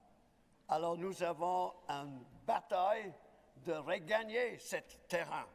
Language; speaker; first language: French; non-native, fluent; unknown